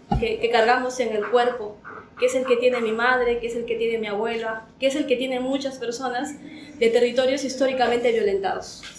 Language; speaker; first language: Spanish; native; Spanish